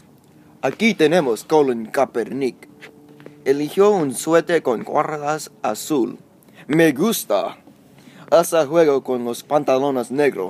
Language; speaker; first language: Spanish; non-native, learner; English